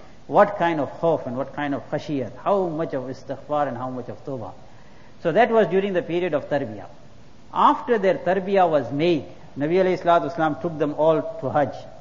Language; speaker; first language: English; native; English